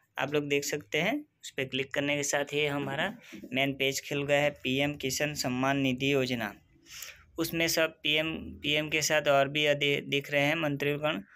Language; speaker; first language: Hindi; non-native, local second language; Gujarati